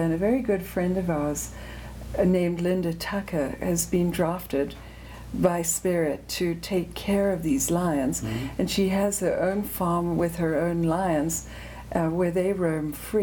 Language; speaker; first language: English; native; English